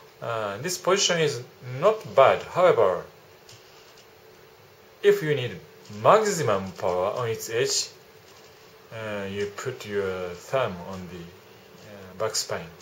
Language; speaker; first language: English; non-native, learner; Japanese